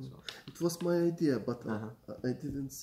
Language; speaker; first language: English; non-native, learner; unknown